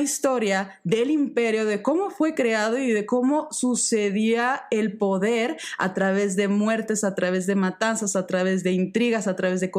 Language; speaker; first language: Spanish; native; Spanish